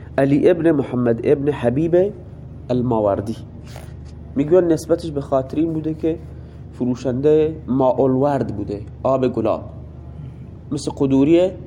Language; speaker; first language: Persian; non-native, local second language; Baluchi